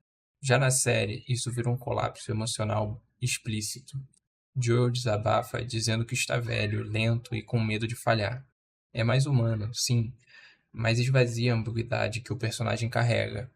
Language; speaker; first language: Portuguese; native; Portuguese